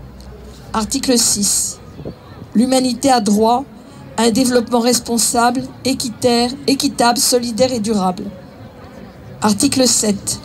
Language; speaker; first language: French; native; French